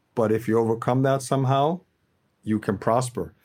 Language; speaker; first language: English; native; English